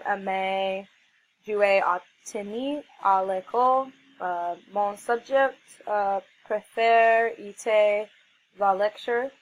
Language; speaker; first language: French; non-native, learner; English